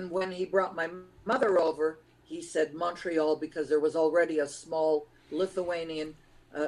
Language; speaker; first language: English; early bilingual, other home language; Lithuanian